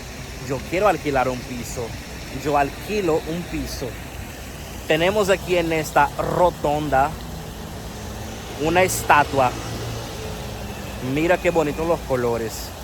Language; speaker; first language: Spanish; non-native, fluent; Portuguese